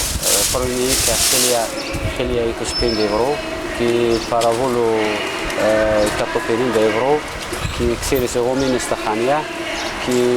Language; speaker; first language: Greek; non-native, learner; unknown